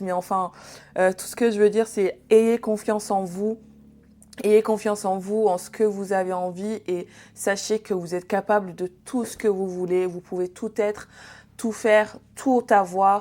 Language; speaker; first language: French; native; French